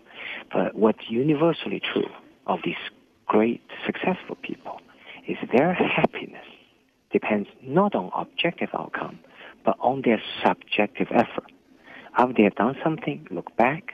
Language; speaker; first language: English; non-native, fluent; Chinese